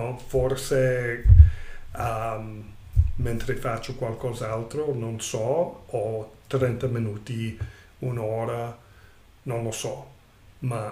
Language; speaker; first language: Italian; non-native, learner; English